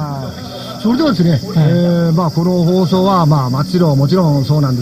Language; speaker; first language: Japanese; native; Japanese